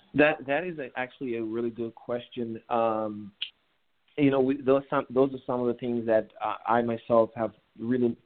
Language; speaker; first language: English; non-native, local second language; Bemba